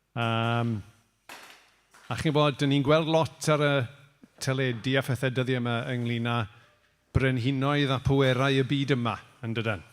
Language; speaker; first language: Welsh; native; Welsh